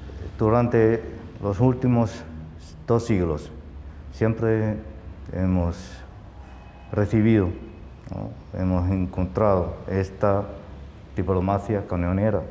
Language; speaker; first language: Spanish; non-native, fluent; Chinese